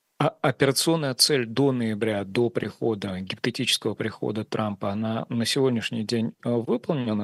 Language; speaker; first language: Russian; native; Russian